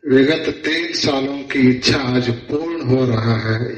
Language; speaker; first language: Hindi; non-native, local second language; Kannada